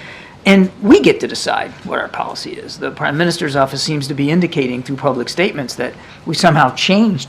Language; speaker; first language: English; native; English